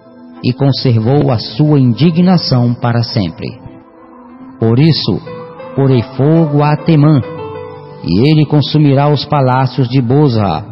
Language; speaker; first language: Portuguese; native; Portuguese